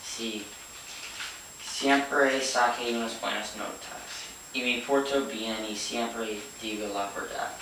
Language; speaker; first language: Spanish; non-native, learner; English